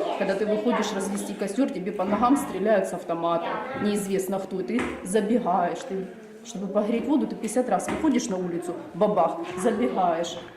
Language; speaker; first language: Russian; native; Russian